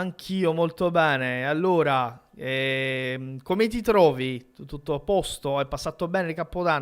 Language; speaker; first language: Italian; non-native, fluent; Portuguese